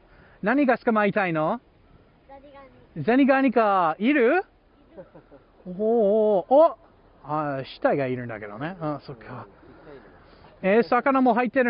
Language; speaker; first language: Japanese; non-native, fluent; English